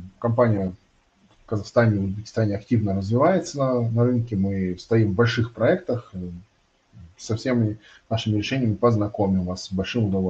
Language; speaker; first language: Russian; native; Russian